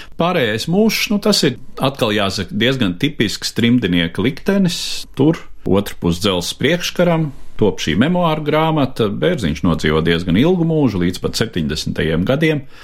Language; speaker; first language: Latvian; native; Latvian